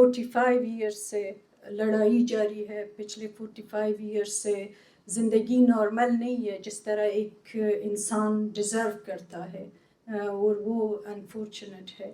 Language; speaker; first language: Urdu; non-native, fluent; Persian